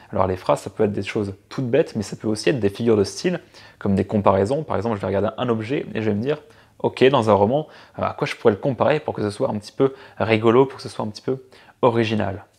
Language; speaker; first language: French; native; French